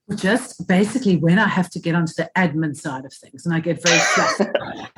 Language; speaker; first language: English; native; English